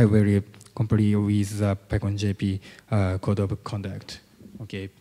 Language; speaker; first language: English; non-native, learner; Japanese